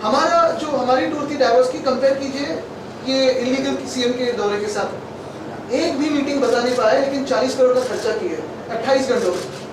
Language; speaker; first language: Hindi; non-native, local second language; Marathi